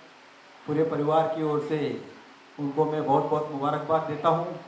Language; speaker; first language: Hindi; native; Hindi